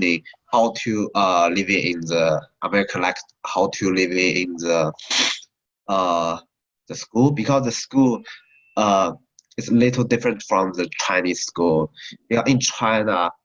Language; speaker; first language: English; non-native, learner; Chinese